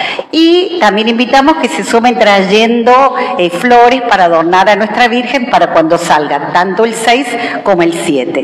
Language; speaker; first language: Spanish; native; Spanish